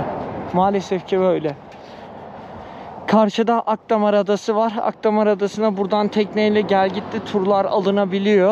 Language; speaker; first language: Turkish; native; Turkish